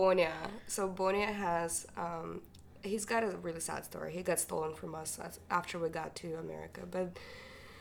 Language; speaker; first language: English; non-native, fluent; Ukrainian